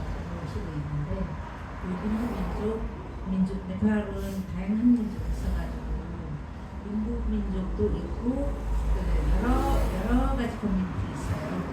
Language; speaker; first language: Korean; non-native, fluent; Nepali